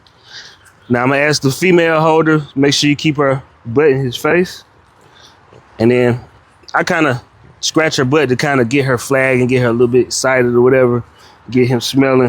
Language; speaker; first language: English; native; English